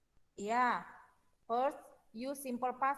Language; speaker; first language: English; non-native, learner; Indonesian